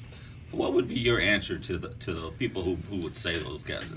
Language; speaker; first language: English; native; English